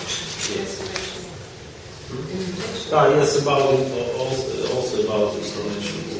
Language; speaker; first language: English; non-native, learner; Russian